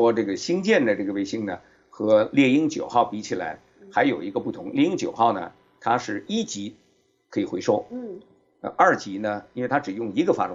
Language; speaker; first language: Chinese; native; Chinese